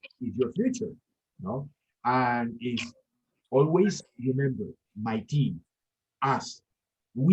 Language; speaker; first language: English; non-native, fluent; Spanish